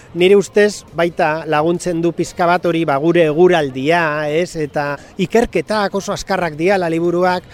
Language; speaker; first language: Basque; native; Basque